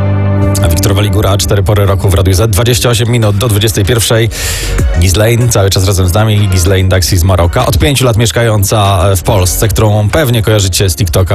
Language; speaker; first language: Polish; native; Polish